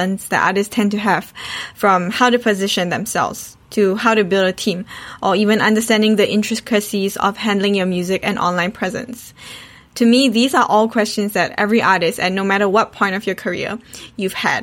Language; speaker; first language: English; native; English